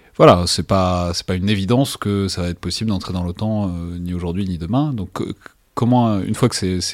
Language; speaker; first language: French; native; French